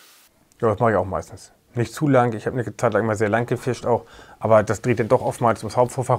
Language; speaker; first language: German; native; German